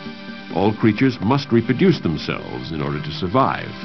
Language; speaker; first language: English; native; English